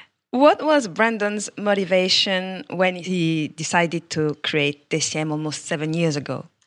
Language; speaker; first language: English; non-native, fluent; French